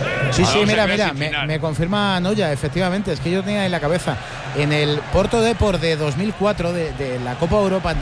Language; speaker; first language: Spanish; native; Spanish